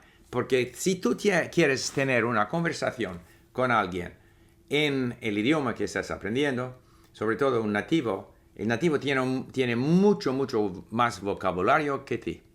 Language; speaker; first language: Spanish; non-native, fluent; English